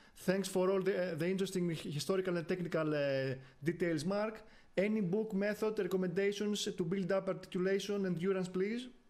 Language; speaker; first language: English; non-native, fluent; Greek